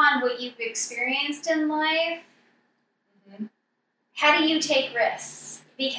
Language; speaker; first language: English; native; English